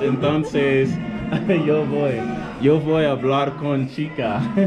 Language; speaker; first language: Spanish; non-native, learner; English